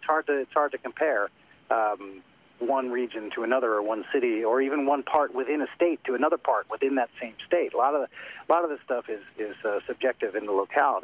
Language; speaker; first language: English; native; English